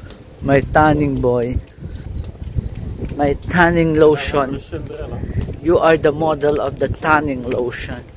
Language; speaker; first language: English; non-native, learner; Filipino